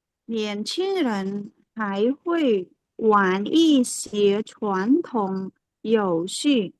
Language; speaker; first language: Chinese; non-native, learner; Khmer